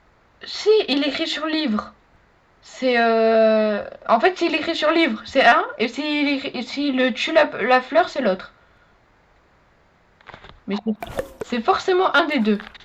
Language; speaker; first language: French; native; French